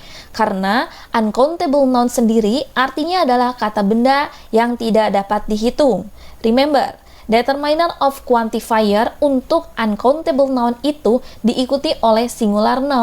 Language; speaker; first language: Indonesian; native; Indonesian